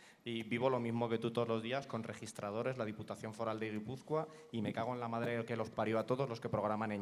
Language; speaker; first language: Spanish; native; Spanish